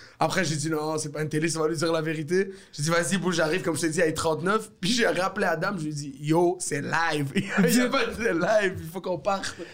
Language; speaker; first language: French; early bilingual, other home language; Arabic